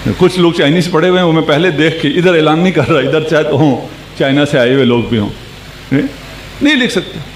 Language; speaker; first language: Urdu; non-native, local second language; Punjabi